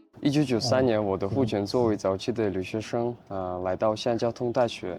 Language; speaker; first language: Chinese; early bilingual, heritage; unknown